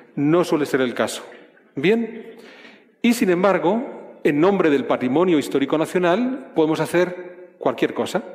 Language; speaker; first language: Spanish; native; Spanish